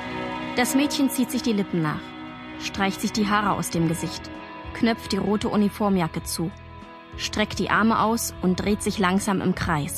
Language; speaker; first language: German; native; German